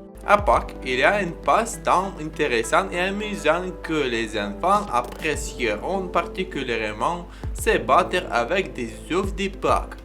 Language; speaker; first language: French; non-native, learner; Ukrainian